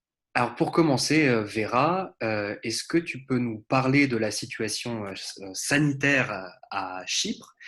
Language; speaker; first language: French; native; French